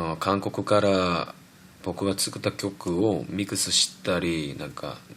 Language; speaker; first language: Japanese; non-native, fluent; Korean